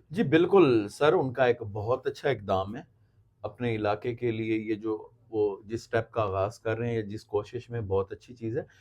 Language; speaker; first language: Urdu; non-native, local second language; Saraiki